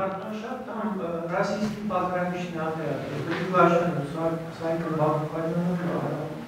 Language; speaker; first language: Russian; non-native, local second language; Armenian